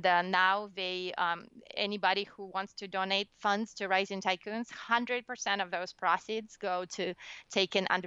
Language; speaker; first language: English; non-native, fluent; Russian